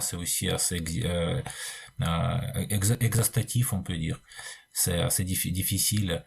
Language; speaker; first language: French; non-native, fluent; Russian